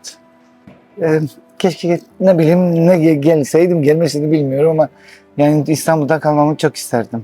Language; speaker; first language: Turkish; non-native, local second language; Greek